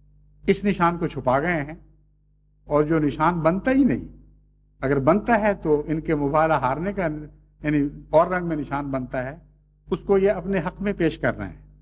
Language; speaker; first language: Urdu; native; Urdu